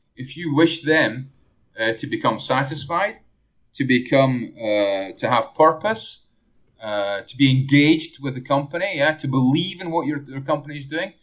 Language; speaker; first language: English; native; English